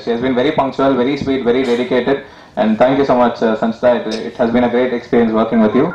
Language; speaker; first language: Tamil; native; Tamil